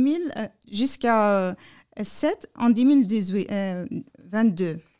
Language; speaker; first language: French; non-native, learner; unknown